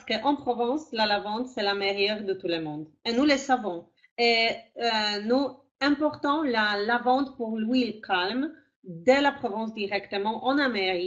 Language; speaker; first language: French; non-native, fluent; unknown